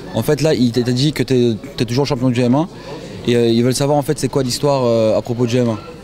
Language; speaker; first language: French; native; French